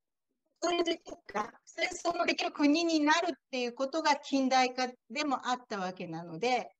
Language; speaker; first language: Japanese; native; Japanese